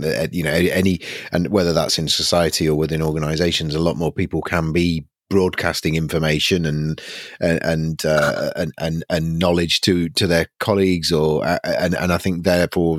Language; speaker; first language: English; native; English